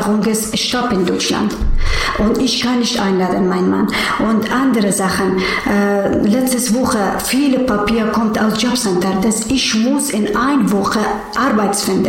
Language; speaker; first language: German; non-native, learner; Persian